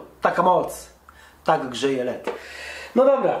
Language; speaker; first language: Polish; native; Polish